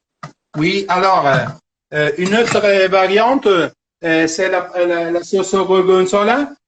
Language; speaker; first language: French; non-native, fluent; Italian